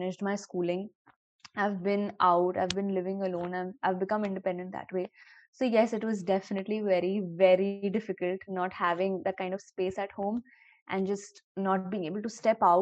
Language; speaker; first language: English; non-native, local second language; Hindi